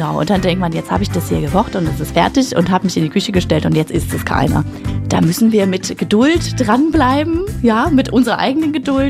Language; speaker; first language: German; native; German